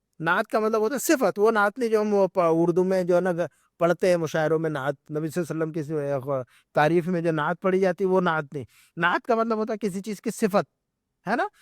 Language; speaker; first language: Urdu; native; Urdu